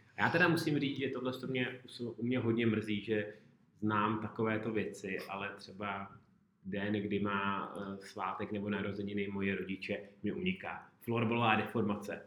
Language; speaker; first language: Czech; native; Czech